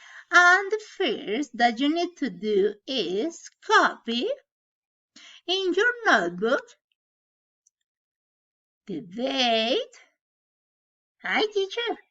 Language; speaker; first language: English; non-native, learner; Spanish